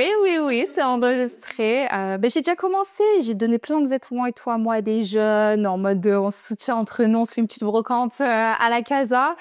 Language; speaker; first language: French; native; French